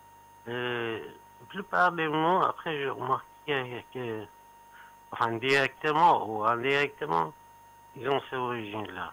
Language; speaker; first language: French; non-native, fluent; Persian